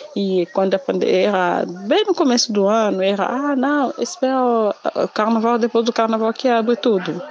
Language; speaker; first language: Portuguese; non-native, fluent; Lingala